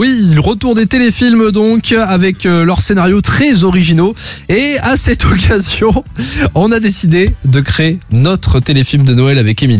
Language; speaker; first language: French; native; French